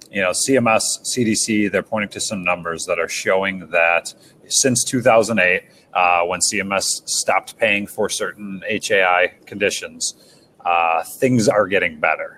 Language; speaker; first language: English; native; English